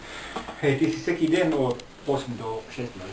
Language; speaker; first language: Bulgarian; non-native, learner; Finnish